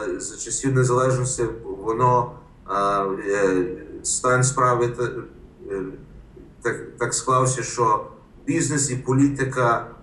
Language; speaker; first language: Ukrainian; early bilingual, heritage; Ukrainian